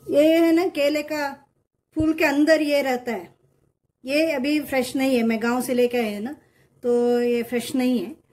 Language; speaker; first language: Hindi; non-native, local second language; Kannada